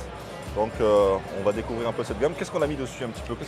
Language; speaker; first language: French; native; French